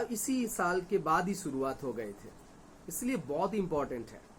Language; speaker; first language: Hindi; non-native, local second language; Bangla